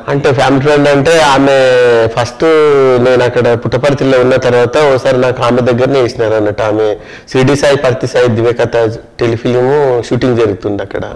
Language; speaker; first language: Telugu; non-native, local second language; Kannada